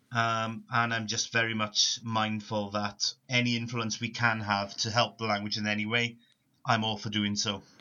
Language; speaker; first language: English; native; English